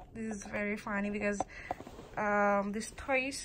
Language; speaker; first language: English; non-native, learner; Indonesian